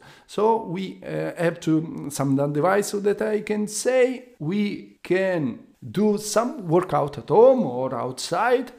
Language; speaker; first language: English; non-native, learner; Italian